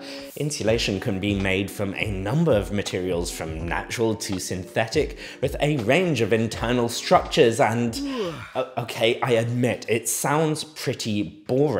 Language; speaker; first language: English; native; English